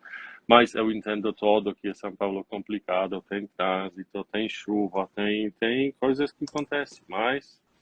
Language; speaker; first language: Portuguese; non-native, learner; Polish